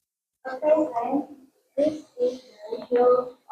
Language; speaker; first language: English; non-native, learner; Indonesian